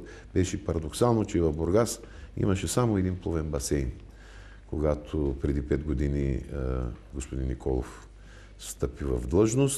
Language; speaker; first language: Bulgarian; native; Bulgarian